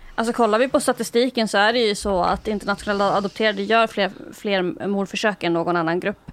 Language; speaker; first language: Swedish; early bilingual, other home language; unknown